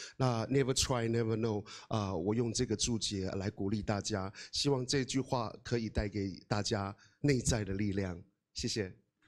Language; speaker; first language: Chinese; non-native, local second language; Amis